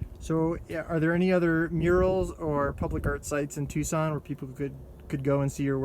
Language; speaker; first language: English; native; English